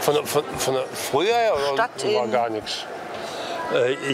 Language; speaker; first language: German; native; German